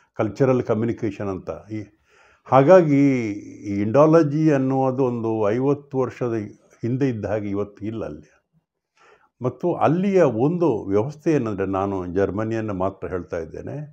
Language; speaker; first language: Kannada; non-native, local second language; Tulu